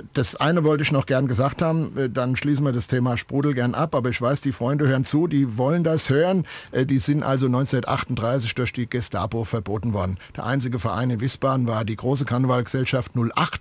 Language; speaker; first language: German; native; German